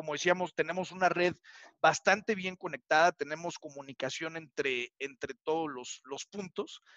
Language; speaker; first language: Spanish; native; Spanish